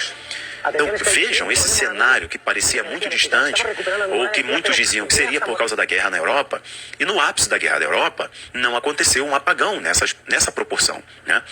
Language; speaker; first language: Portuguese; native; Portuguese